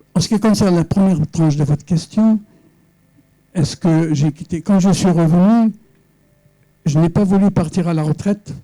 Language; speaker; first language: French; non-native, local second language; Arabic